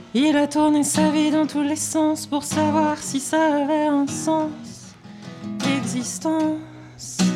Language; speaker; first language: French; native; French